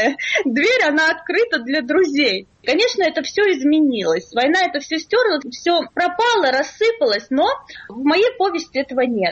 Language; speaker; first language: Russian; native; Russian